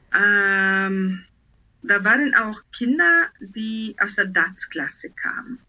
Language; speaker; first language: German; non-native, fluent; Italian